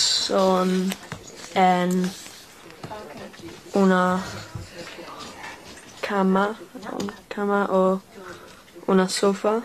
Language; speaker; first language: Spanish; non-native, learner; English